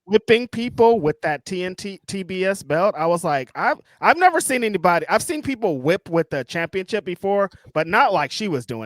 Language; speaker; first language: English; native; English